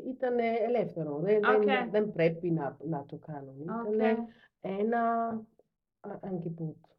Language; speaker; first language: Greek; non-native, learner; German